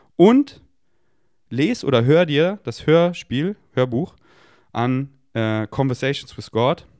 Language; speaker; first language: German; native; German